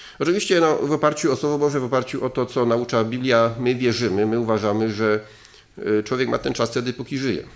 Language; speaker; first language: Polish; native; Polish